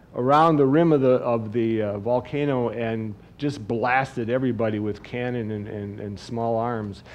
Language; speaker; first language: English; native; English